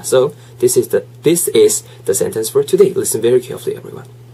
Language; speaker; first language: English; non-native, fluent; Korean